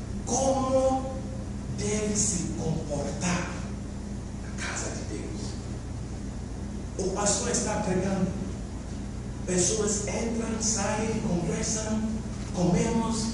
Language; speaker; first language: Portuguese; non-native, fluent; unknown